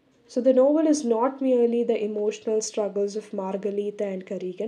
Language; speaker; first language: English; non-native, local second language; Malayalam